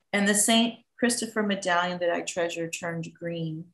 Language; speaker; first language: English; native; English